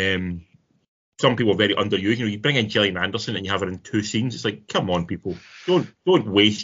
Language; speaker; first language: English; native; English